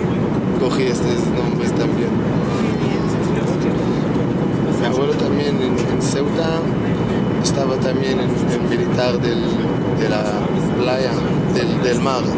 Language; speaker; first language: Spanish; early bilingual, heritage; Hebrew